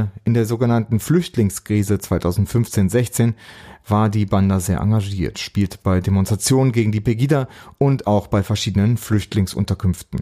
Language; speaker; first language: German; native; German